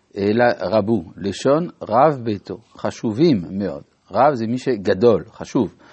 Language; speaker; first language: Hebrew; non-native, fluent; French